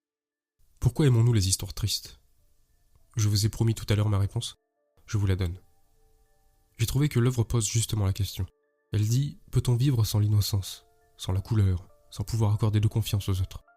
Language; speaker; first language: French; native; French